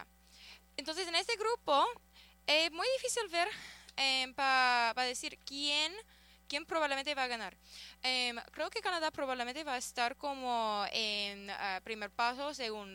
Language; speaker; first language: Spanish; early bilingual, heritage; Spanish